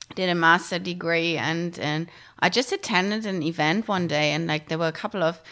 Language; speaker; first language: English; non-native, fluent; German